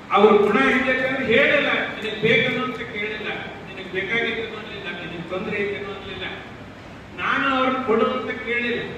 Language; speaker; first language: Kannada; native; Kannada